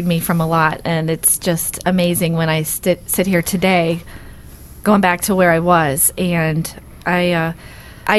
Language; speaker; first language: English; native; English